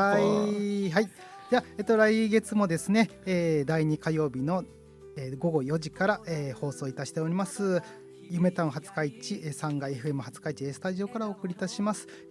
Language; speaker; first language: Japanese; native; Japanese